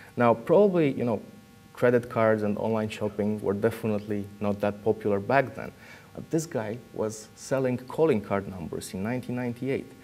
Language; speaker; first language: English; non-native, fluent; Romanian